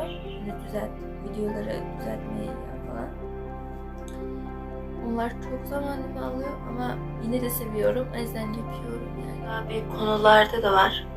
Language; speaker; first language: Turkish; non-native, learner; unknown